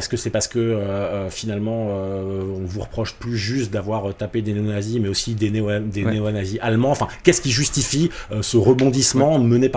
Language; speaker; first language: French; native; French